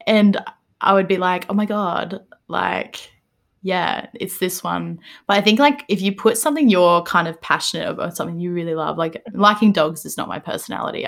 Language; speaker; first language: English; native; English